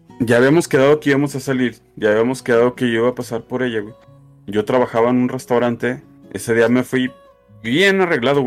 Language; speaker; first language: Spanish; native; Spanish